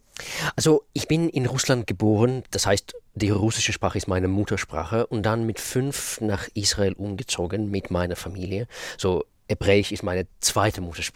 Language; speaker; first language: German; non-native, fluent; Russian